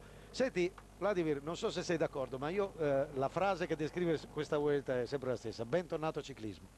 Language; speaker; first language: Italian; native; Italian